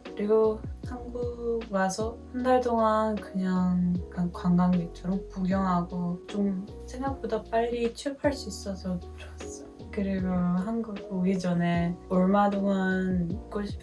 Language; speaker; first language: Korean; non-native, fluent; Dutch